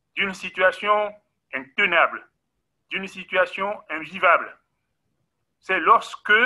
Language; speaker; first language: French; non-native, local second language; Ewe